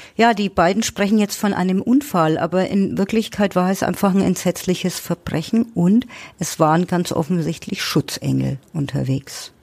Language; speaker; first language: German; native; German